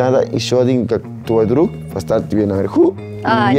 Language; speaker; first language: Russian; non-native, learner; Spanish